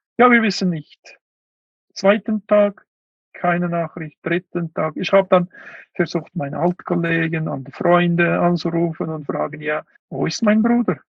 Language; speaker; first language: German; non-native, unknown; Uyghur